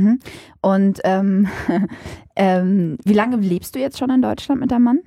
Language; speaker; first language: German; native; German